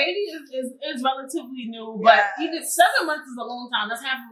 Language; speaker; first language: English; native; English